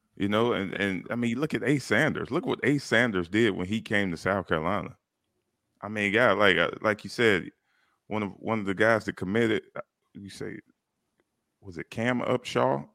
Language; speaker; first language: English; native; English